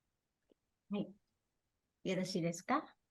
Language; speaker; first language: Japanese; non-native, fluent; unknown